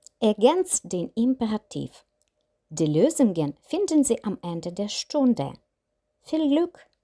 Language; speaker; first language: German; non-native, fluent; Ukrainian